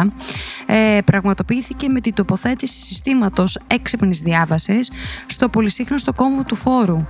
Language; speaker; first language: Greek; native; Greek